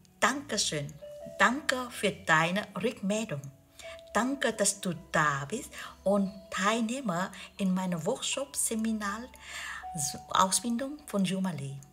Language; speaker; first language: German; non-native, learner; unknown